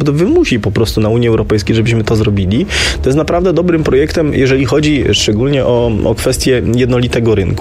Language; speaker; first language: Polish; native; Polish